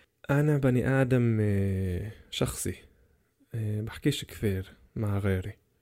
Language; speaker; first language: Arabic; non-native, fluent; Hebrew